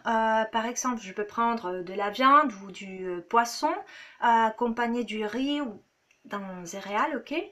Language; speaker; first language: French; non-native, fluent; Spanish